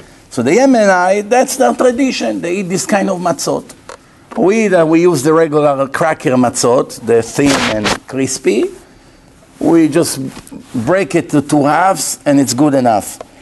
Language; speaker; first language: English; non-native, fluent; Hebrew